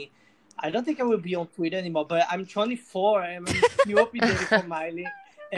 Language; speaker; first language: English; non-native, fluent; Portuguese